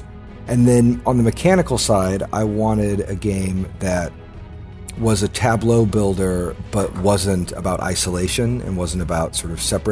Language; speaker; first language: English; native; English